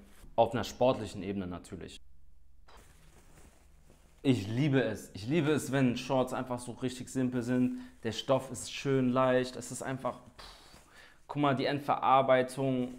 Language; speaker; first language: German; native; German